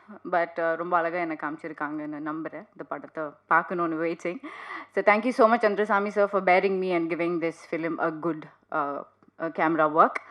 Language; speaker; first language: Tamil; non-native, learner; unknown